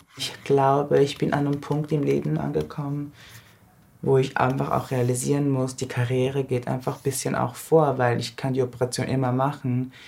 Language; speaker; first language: German; early bilingual, other home language; Japanese